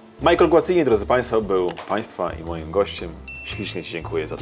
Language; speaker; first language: Polish; native; Polish